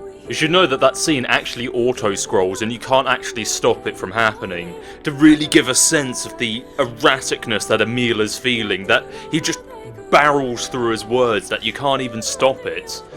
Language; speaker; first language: English; native; English